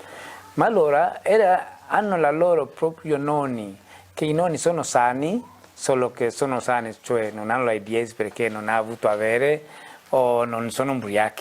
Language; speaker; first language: Italian; non-native, fluent; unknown